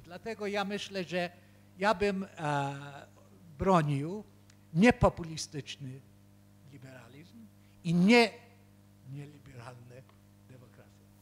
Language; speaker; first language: Polish; early bilingual, heritage; Polish